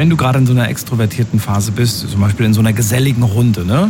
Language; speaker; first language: German; native; German